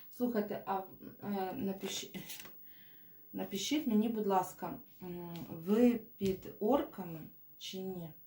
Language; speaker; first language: Ukrainian; non-native, local second language; Russian